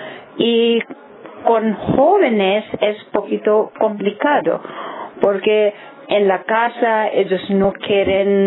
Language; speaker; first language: Spanish; non-native, learner; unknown